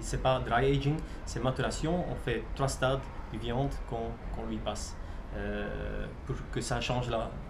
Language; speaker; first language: French; non-native, local second language; Dutch